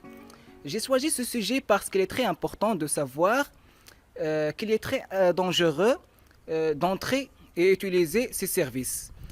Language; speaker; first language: French; non-native, learner; Arabic